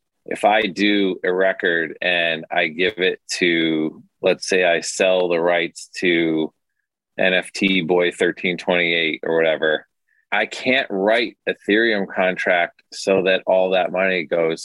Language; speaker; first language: English; native; English